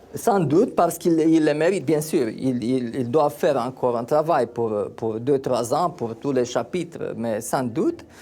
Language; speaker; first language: French; non-native, fluent; Romanian